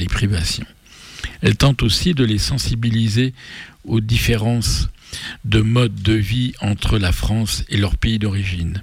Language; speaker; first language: French; native; French